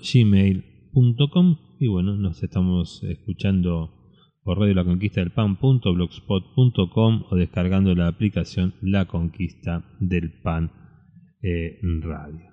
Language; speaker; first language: Spanish; native; Spanish